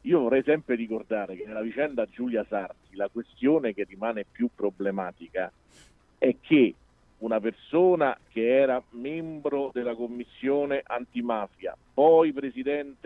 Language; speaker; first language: Italian; native; Italian